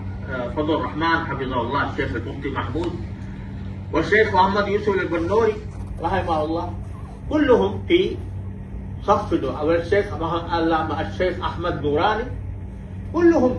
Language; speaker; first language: Arabic; non-native, fluent; Urdu